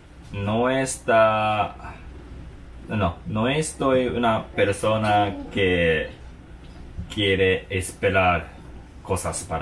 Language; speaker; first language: Spanish; non-native, learner; Japanese